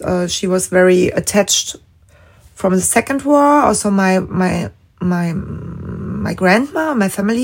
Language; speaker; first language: English; non-native, fluent; German